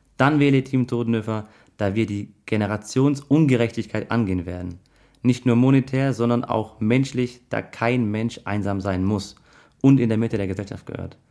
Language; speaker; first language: German; early bilingual, other home language; Arabic